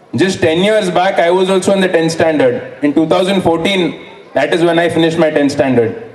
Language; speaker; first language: English; non-native, local second language; Kannada